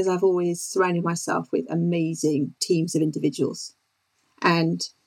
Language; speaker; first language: English; native; English